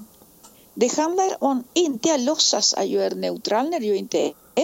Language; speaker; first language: Swedish; non-native, fluent; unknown